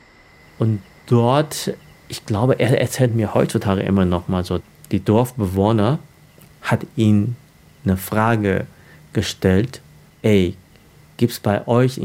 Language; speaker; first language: German; non-native, fluent; Chinese